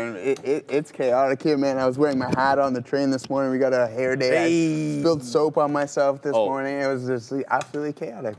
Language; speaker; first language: English; native; English